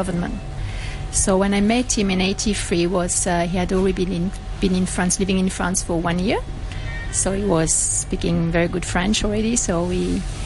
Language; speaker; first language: English; non-native, fluent; French